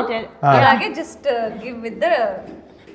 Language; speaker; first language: Telugu; non-native, learner; Kannada